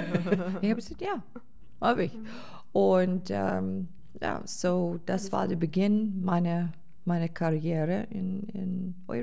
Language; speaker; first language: German; non-native, fluent; English